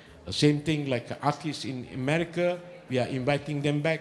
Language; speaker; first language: English; non-native, local second language; Malay